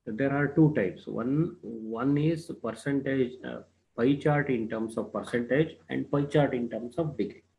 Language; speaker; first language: English; non-native, local second language; Kannada